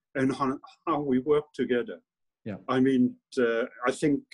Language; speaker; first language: English; non-native, local second language; Cantonese